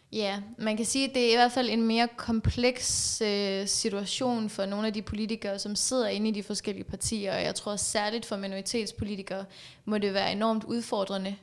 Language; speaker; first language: Danish; early bilingual, other home language; Persian